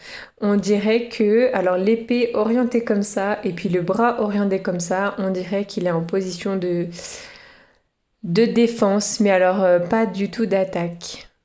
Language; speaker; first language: French; native; French